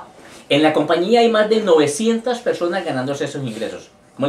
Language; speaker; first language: Spanish; native; Spanish